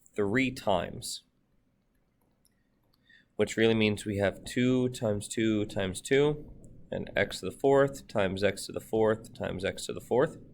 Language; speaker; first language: English; native; English